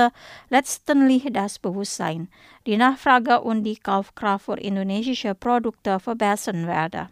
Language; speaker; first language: German; non-native, fluent; Indonesian